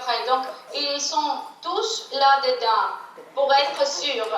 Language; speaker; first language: French; non-native, fluent; Greek